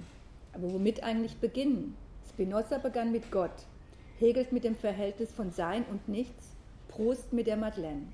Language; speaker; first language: German; native; German